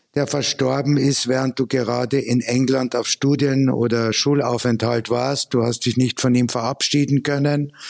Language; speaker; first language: German; native; German